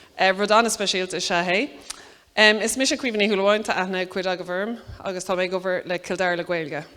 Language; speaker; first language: Irish; native; Irish